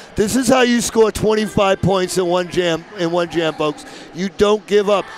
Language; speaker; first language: English; native; English